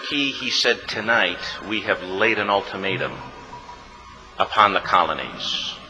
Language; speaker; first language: English; native; English